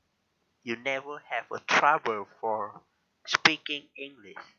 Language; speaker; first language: English; non-native, learner; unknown